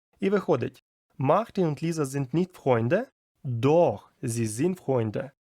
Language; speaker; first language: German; non-native, fluent; Ukrainian